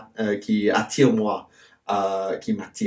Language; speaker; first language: French; non-native, fluent; English